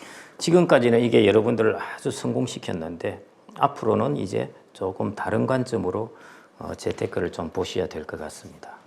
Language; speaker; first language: Korean; native; Korean